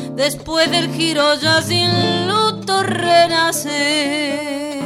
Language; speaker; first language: Spanish; native; Spanish